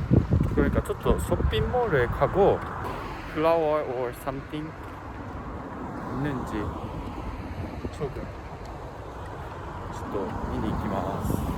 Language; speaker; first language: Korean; non-native, learner; Japanese